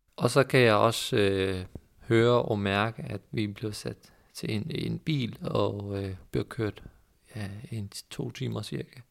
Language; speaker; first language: Danish; early bilingual, other home language; Persian